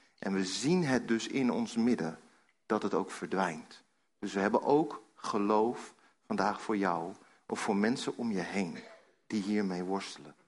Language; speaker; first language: Dutch; native; Dutch